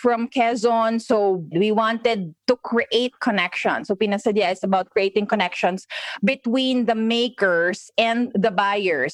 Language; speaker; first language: English; non-native, local second language; Filipino